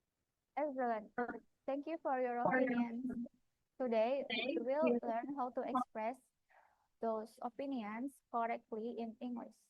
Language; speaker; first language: English; non-native, fluent; Indonesian